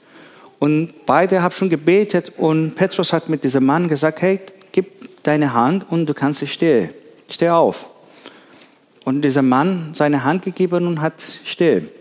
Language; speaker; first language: German; non-native, learner; Persian